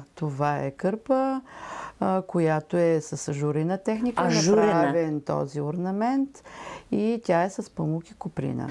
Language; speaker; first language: Bulgarian; native; Bulgarian